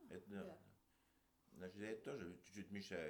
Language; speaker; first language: Russian; early bilingual, heritage; Russian